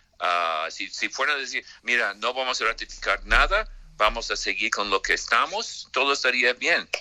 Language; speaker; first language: Spanish; non-native, fluent; English